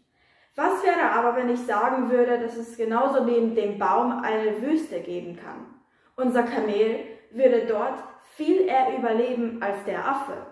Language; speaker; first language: German; non-native, fluent; Polish